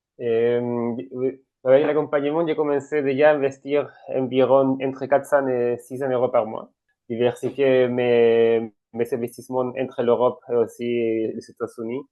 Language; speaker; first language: French; non-native, fluent; Spanish